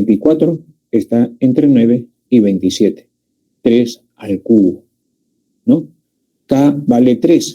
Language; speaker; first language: Spanish; native; Spanish